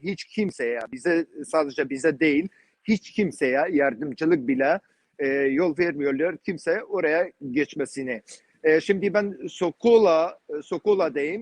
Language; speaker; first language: Turkish; non-native, learner; Kurdish